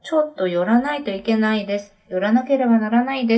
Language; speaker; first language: Japanese; non-native, fluent; Korean